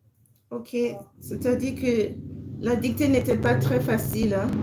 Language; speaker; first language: French; non-native, fluent; English